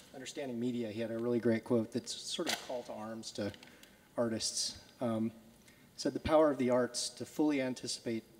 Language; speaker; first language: English; native; English